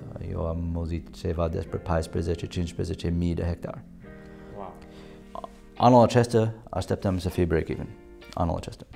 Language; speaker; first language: Romanian; non-native, learner; English